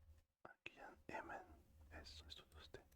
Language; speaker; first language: Basque; non-native, learner; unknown